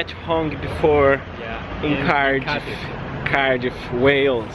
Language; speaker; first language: English; non-native, fluent; Portuguese